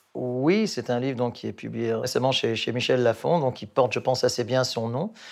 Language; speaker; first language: French; non-native, local second language; English